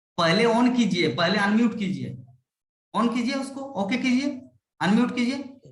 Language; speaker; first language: Hindi; non-native, local second language; Bangla